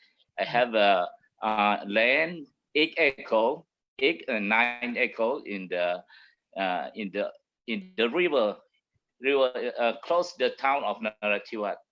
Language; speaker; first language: English; non-native, learner; Malay